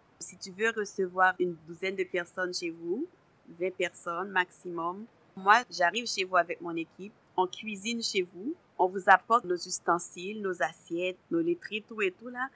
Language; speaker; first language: French; non-native, local second language; Haitian Creole